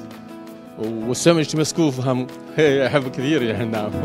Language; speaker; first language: Arabic; non-native, fluent; Chinese